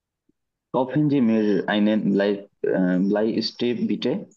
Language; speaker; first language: German; non-native, learner; Bangla